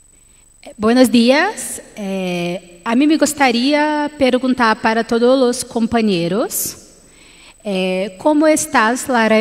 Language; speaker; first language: Spanish; non-native, learner; Portuguese